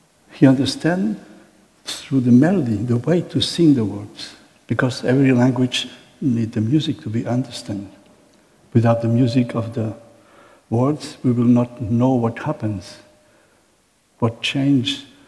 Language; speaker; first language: English; non-native, fluent; Catalan